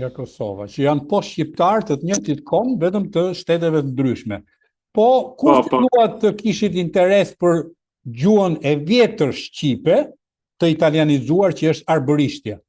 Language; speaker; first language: Albanian; native; Albanian